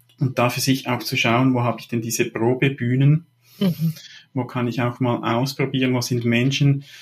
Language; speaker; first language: German; native; German